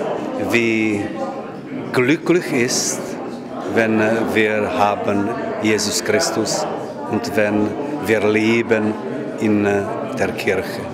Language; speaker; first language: German; non-native, learner; Czech